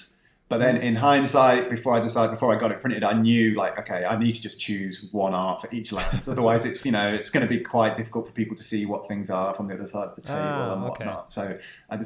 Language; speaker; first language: English; native; English